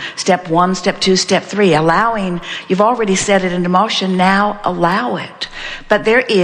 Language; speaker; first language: English; native; English